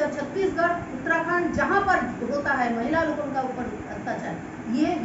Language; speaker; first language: Hindi; non-native, local second language; Bangla